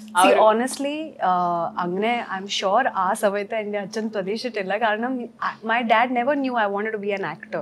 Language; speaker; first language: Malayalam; early bilingual, heritage; Malayalam